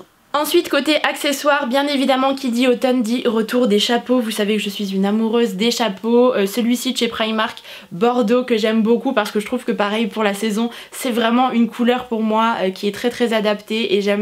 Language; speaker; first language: French; native; French